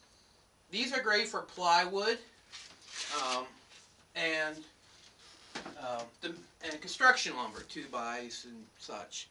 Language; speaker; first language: English; native; English